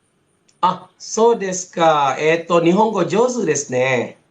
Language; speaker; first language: Japanese; non-native, fluent; Malay